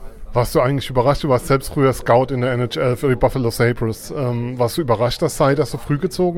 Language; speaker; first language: German; native; German